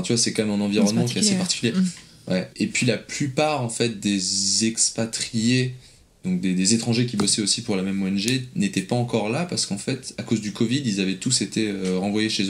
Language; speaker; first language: French; native; French